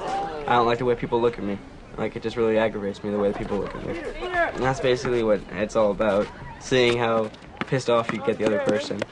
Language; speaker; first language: English; native; English